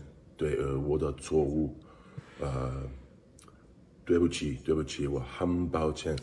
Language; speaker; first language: Chinese; non-native, learner; English